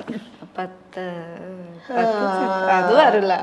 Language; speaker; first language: Malayalam; non-native, learner; Nepali